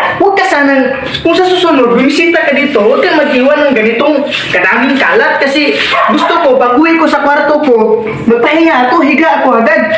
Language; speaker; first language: Filipino; non-native, local second language; Cebuano